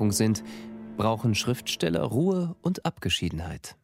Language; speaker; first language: German; native; German